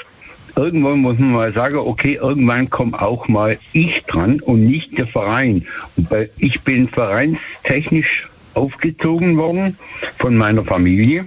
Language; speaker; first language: German; native; German